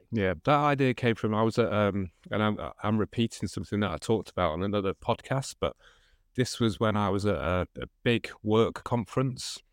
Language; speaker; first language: English; native; English